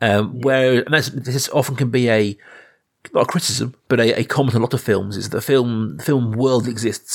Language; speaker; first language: English; native; English